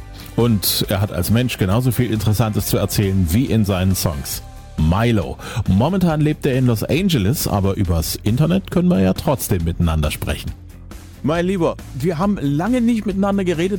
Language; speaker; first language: German; native; German